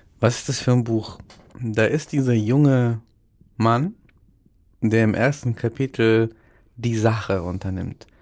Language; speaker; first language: German; early bilingual, other home language; Russian